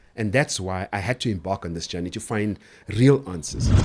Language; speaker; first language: English; native; English